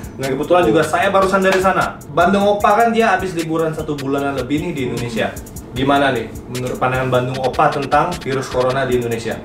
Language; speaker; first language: Indonesian; native; Indonesian